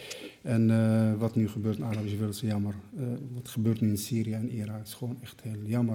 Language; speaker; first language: Dutch; non-native, fluent; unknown